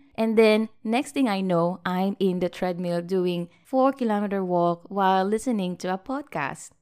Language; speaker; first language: English; non-native, local second language; Filipino